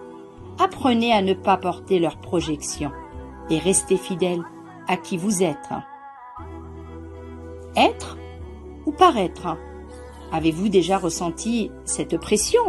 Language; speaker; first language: French; native; French